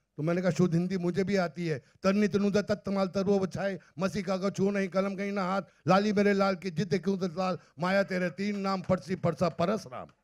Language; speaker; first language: Hindi; native; Hindi